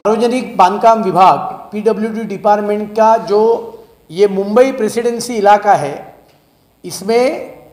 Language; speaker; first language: Hindi; non-native, local second language; Marathi